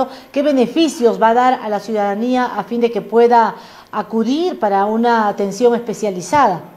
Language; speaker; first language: Spanish; native; Spanish